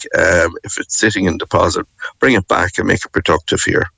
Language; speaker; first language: English; native; English